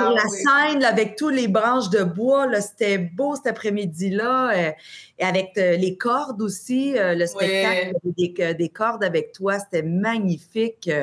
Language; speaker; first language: French; native; French